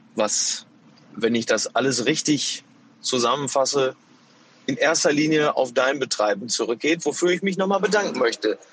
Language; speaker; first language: German; native; German